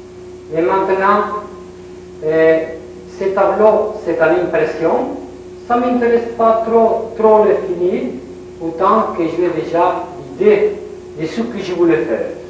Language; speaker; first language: French; non-native, learner; Spanish